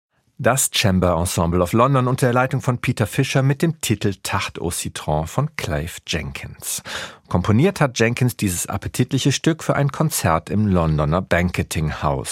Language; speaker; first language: German; native; German